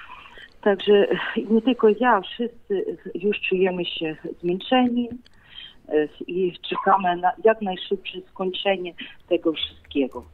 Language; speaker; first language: Polish; non-native, fluent; Ukrainian